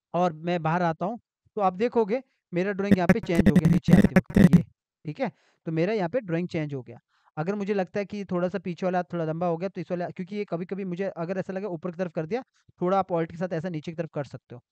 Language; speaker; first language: Hindi; native; Hindi